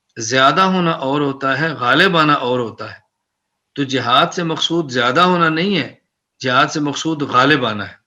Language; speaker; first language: Urdu; non-native, local second language; Punjabi